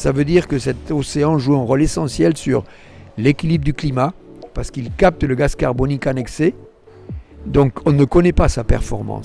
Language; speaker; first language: French; native; French